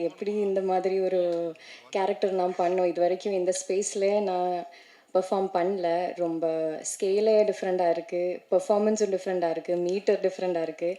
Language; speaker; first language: Tamil; non-native, learner; Malayalam